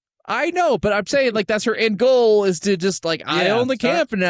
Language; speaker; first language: English; native; English